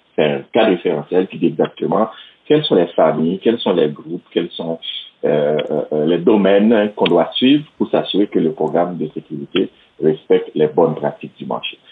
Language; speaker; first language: French; non-native, local second language; Haitian Creole